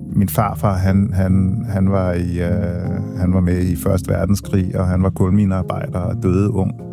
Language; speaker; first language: Danish; early bilingual, other home language; English